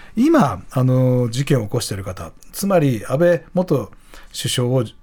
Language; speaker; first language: Japanese; native; Japanese